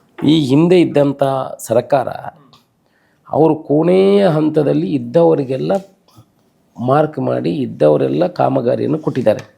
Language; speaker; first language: Kannada; non-native, local second language; Tulu